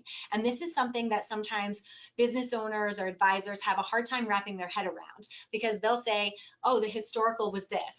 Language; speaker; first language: English; native; English